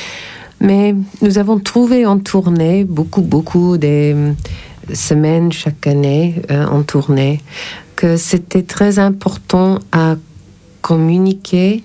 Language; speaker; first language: French; non-native, learner; English